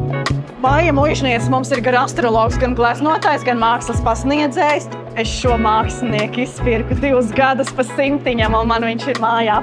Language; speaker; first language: Latvian; native; Latvian